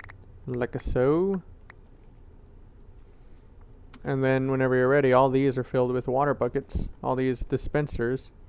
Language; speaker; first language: English; native; English